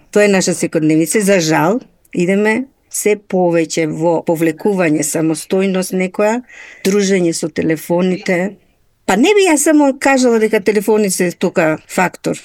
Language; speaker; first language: Macedonian; native; Macedonian